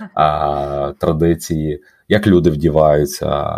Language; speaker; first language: Ukrainian; native; Ukrainian